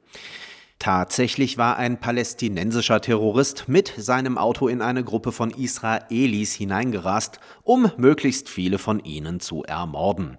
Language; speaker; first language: German; native; German